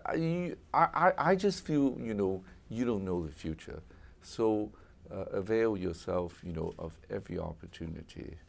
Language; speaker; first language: English; non-native, local second language; Cantonese